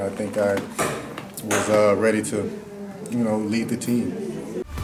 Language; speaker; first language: English; native; English